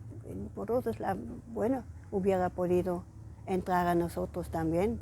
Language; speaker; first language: Spanish; non-native, fluent; German